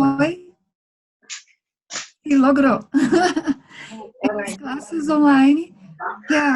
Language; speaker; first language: Spanish; non-native, fluent; Portuguese